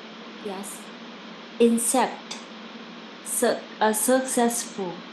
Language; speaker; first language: English; non-native, learner; Vietnamese